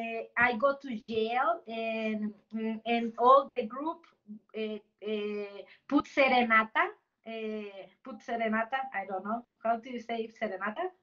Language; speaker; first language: English; non-native, learner; Spanish